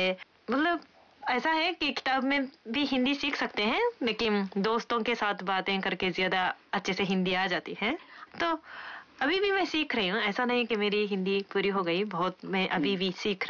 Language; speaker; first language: Hindi; non-native, fluent; Japanese